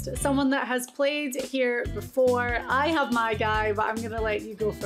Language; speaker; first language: English; native; English